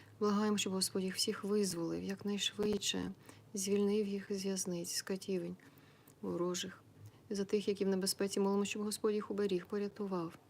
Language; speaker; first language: Ukrainian; native; Ukrainian